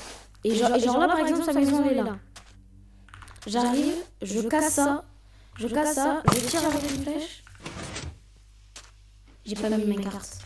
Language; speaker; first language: French; native; French